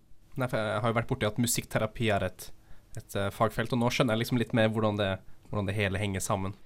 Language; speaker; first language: Norwegian; native; Norwegian